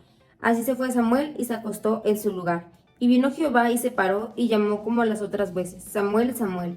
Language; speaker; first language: Spanish; native; Spanish